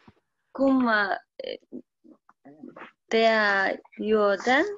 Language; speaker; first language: Finnish; non-native, learner; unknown